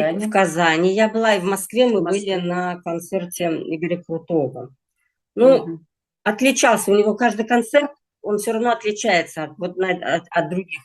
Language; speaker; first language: Russian; native; Russian